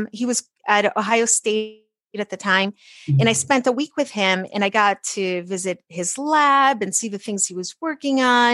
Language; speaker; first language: English; early bilingual, other home language; Portuguese